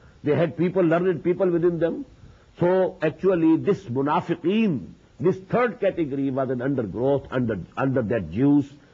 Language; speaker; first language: English; non-native, local second language; Urdu